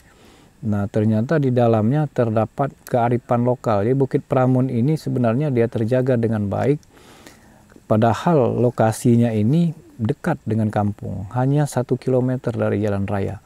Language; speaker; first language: Indonesian; non-native, local second language; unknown